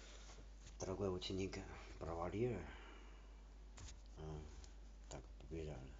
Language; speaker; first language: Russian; non-native, learner; Chinese